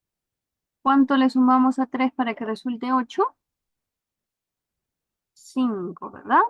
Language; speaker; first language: Spanish; native; Spanish